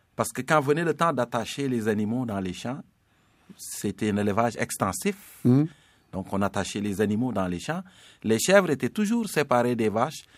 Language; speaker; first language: French; non-native, local second language; Serer